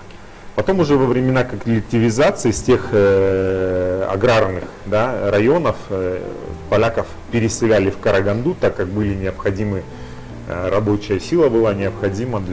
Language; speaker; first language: Russian; native; Russian